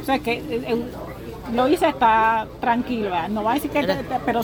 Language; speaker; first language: Spanish; native; Spanish